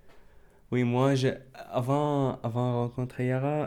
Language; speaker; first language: French; non-native, fluent; Arabic